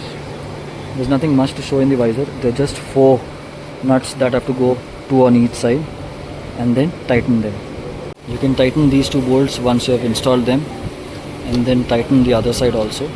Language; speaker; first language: English; non-native, local second language; Hindi